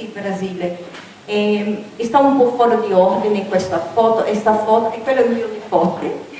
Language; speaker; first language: Italian; non-native, learner; Portuguese